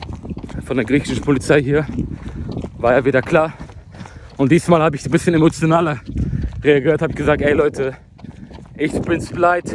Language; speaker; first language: German; early bilingual, other home language; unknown